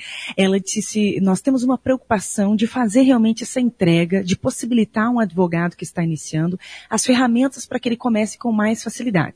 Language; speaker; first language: Portuguese; native; Portuguese